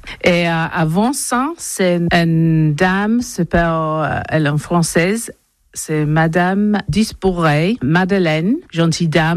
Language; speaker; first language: French; non-native, learner; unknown